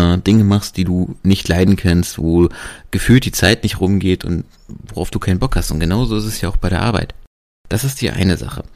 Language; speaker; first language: German; native; German